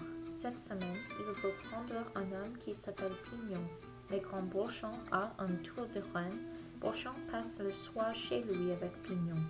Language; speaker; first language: French; non-native, learner; English